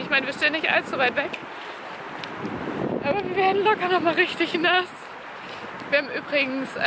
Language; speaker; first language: German; native; German